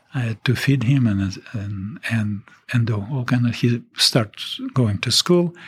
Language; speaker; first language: English; non-native, fluent; Russian